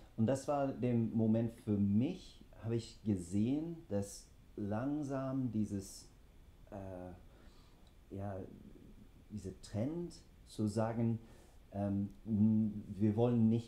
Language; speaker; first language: German; non-native, fluent; English